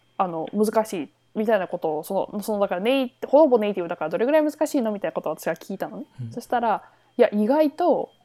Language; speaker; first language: Japanese; native; Japanese